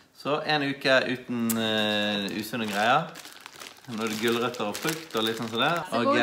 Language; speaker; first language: Norwegian; native; Norwegian